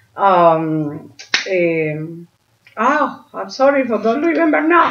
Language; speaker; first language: English; non-native, learner; Spanish